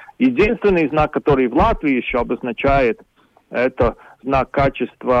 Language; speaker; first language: Russian; non-native, local second language; Latvian